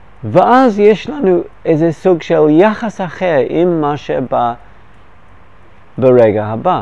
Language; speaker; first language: Hebrew; non-native, fluent; English